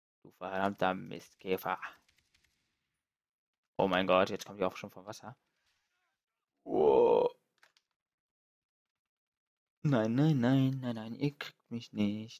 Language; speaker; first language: German; native; German